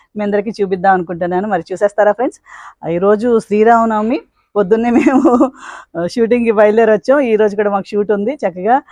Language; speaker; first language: Telugu; native; Telugu